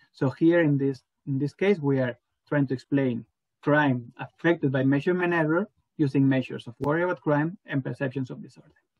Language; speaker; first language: English; non-native, fluent; Spanish